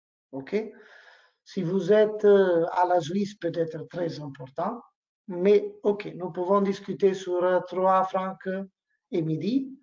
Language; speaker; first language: French; non-native, learner; Italian